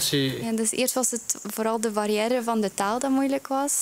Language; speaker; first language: Dutch; early bilingual, other home language; Japanese